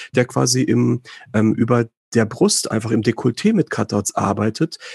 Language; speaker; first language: German; early bilingual, other home language; Greek